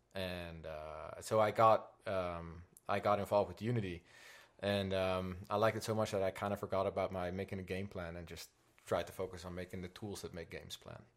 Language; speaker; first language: English; non-native, fluent; Dutch